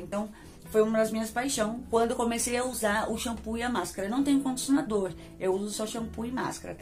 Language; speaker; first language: Portuguese; native; Portuguese